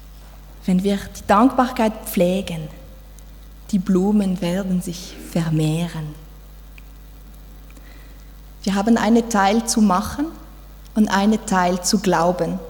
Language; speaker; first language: German; non-native, fluent; French